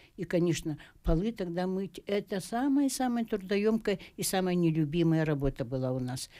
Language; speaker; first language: Russian; native; Russian